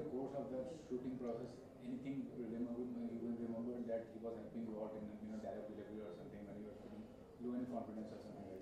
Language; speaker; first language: English; non-native, local second language; Hindi